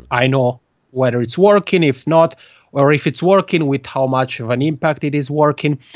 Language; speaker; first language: English; non-native, fluent; Italian